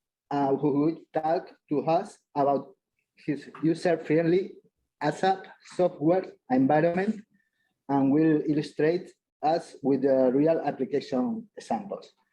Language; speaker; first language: English; non-native, fluent; Spanish